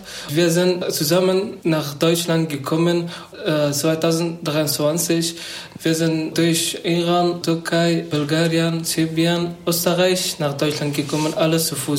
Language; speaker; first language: German; non-native, learner; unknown